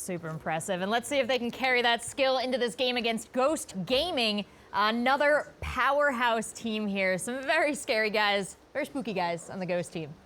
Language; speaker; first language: English; native; English